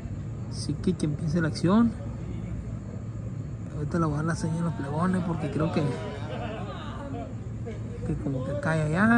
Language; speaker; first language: Spanish; native; Spanish